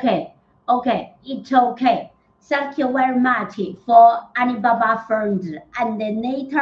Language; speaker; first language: English; non-native, learner; Chinese